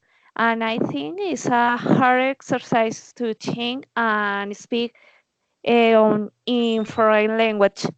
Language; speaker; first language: English; non-native, learner; Spanish